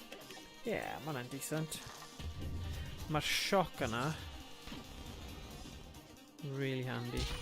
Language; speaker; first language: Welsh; non-native, local second language; English